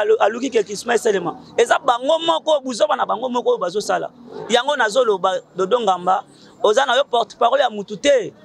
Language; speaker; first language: Lingala; native; Lingala